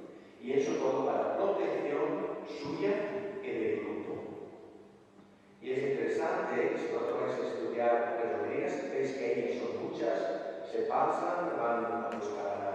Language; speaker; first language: Spanish; non-native, fluent; Italian